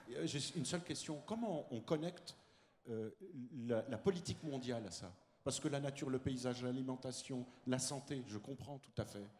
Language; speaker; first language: French; native; French